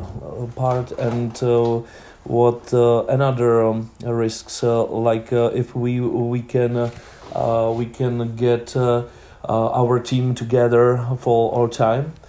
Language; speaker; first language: English; non-native, learner; Czech